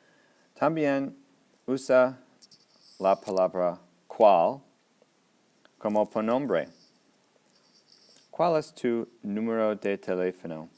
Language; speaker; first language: Spanish; non-native, fluent; English